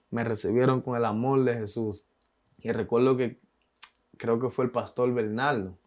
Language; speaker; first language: Spanish; native; Spanish